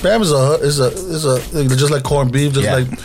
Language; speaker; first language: English; native; English